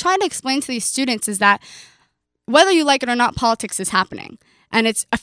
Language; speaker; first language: English; native; English